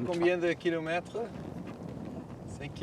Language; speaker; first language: French; non-native, fluent; Dutch